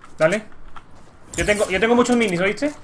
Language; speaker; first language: Spanish; native; Spanish